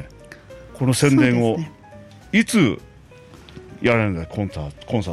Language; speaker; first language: Japanese; native; Japanese